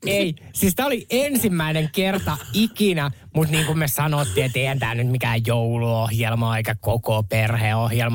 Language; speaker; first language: Finnish; native; Finnish